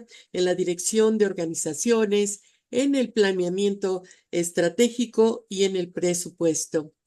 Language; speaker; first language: Spanish; native; Spanish